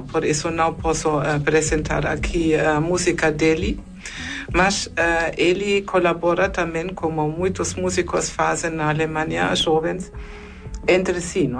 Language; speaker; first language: Portuguese; non-native, fluent; German